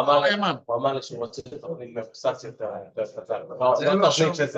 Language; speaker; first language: Hebrew; non-native, fluent; English